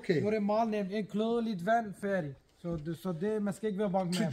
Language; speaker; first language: Danish; non-native, fluent; Kurdish